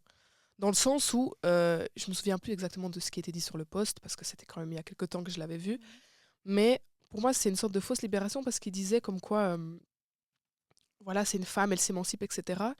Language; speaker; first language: French; native; French